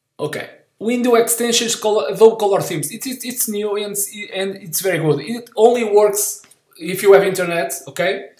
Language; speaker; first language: English; non-native, learner; Portuguese